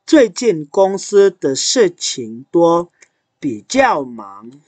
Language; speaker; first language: Chinese; non-native, fluent; Indonesian